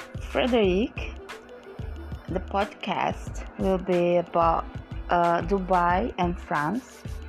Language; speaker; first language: English; non-native, fluent; Portuguese